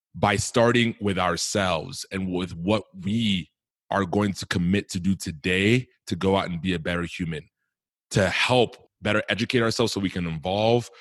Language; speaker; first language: English; native; English